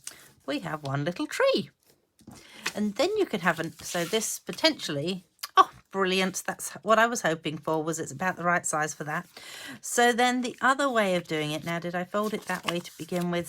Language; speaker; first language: English; native; English